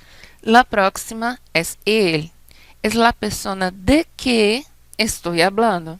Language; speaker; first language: Spanish; non-native, fluent; Portuguese